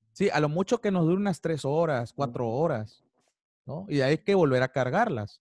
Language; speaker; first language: Spanish; native; Spanish